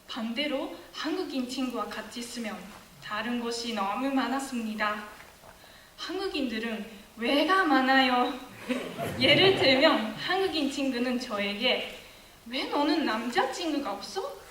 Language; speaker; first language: Korean; non-native, fluent; Japanese